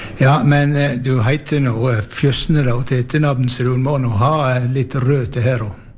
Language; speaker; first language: Norwegian; native; Norwegian